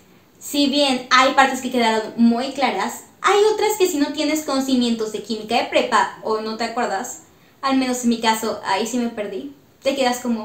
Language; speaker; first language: Spanish; native; Spanish